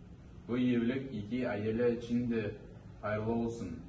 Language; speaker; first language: Turkish; non-native, learner; Kazakh